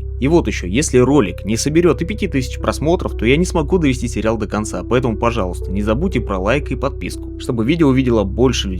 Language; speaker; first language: Russian; native; Russian